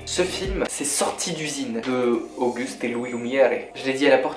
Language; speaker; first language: French; native; French